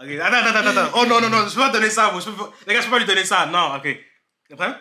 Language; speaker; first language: French; native; French